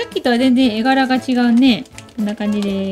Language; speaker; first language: Japanese; native; Japanese